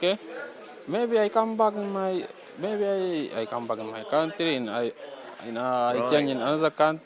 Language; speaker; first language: English; non-native, learner; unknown